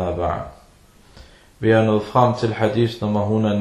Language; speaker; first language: Danish; early bilingual, other home language; Arabic